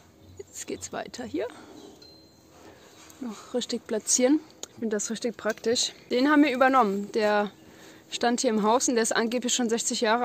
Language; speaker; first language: German; native; German